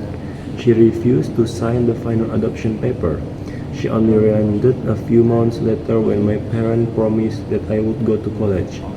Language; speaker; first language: English; non-native, learner; Indonesian